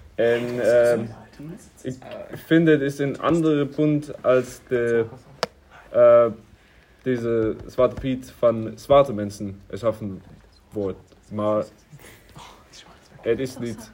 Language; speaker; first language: Dutch; non-native, learner; German